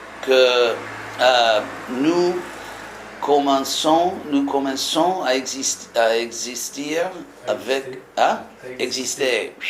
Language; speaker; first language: French; non-native, fluent; English